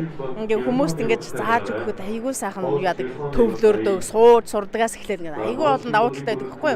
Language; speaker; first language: Mongolian; native; Mongolian